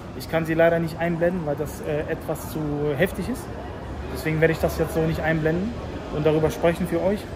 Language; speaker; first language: German; early bilingual, other home language; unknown